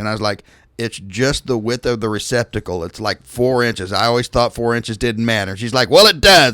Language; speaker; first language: English; native; English